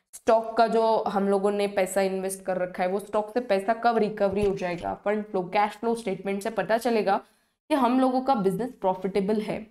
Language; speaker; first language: Hindi; native; Hindi